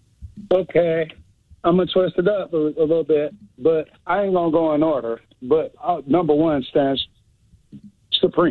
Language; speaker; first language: English; native; English